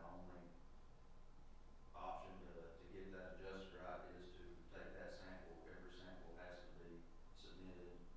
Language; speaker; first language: English; native; English